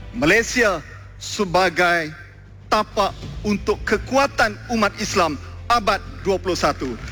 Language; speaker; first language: Malay; native; Malay